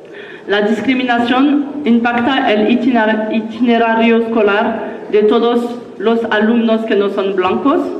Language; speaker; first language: Spanish; non-native, learner; French